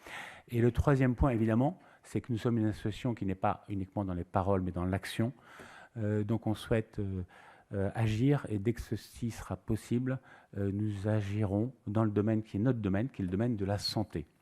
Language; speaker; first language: French; native; French